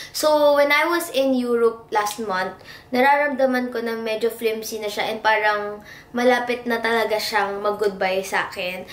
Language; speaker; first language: Filipino; native; Filipino